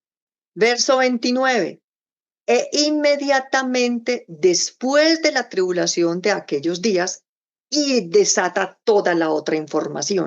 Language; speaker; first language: Spanish; native; Spanish